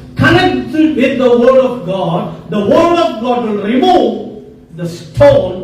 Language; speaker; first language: English; non-native, local second language; Kannada